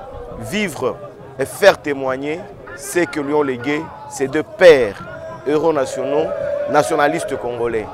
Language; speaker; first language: French; non-native, local second language; Lingala